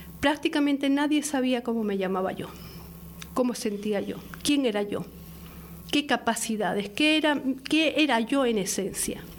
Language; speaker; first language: Spanish; native; Spanish